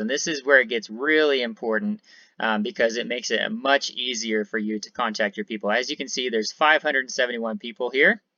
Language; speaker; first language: English; native; English